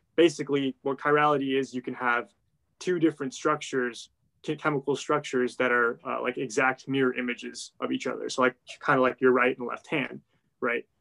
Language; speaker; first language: English; native; English